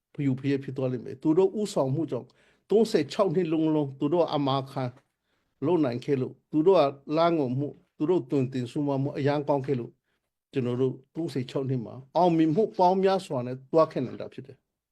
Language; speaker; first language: Burmese; non-native, local second language; Hakha Chin